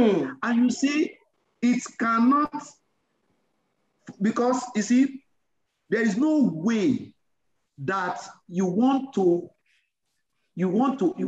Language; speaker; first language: English; non-native, local second language; Yoruba